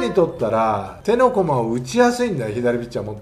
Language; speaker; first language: Japanese; native; Japanese